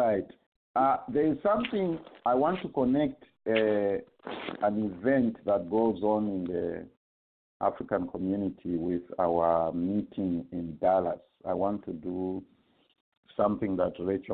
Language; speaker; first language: English; non-native, local second language; Bemba